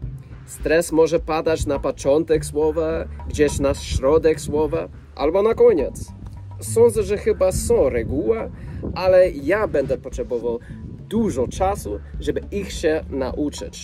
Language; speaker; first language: Polish; non-native, fluent; English